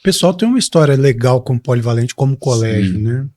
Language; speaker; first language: Portuguese; native; Portuguese